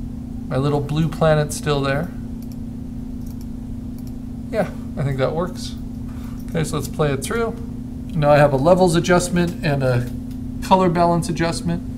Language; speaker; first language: English; native; English